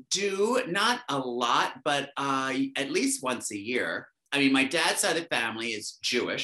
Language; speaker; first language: English; native; English